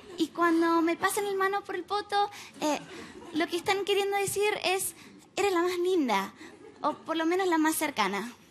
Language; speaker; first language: Spanish; non-native, fluent; English